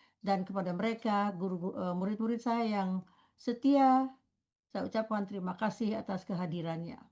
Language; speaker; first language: Indonesian; native; Indonesian